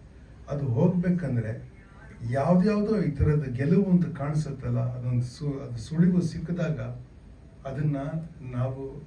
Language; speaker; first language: Kannada; native; Kannada